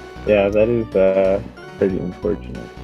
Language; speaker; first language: English; native; English